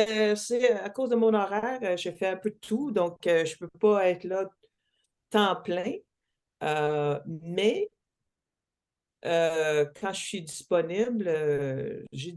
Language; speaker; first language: French; non-native, local second language; English